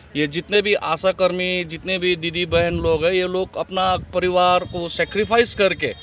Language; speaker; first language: Hindi; non-native, local second language; Nepali